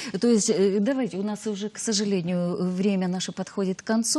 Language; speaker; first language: Russian; native; Russian